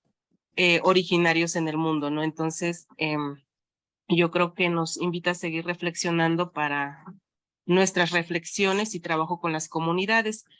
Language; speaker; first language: Spanish; native; Spanish